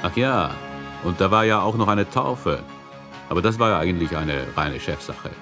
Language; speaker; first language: German; native; German